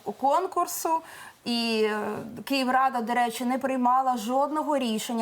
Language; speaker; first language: Ukrainian; native; Ukrainian